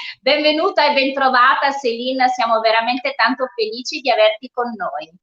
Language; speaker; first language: Italian; native; Italian